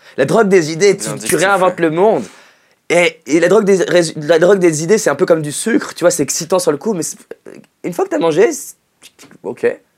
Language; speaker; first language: French; native; French